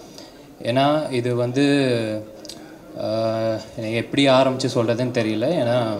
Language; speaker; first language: Tamil; native; Tamil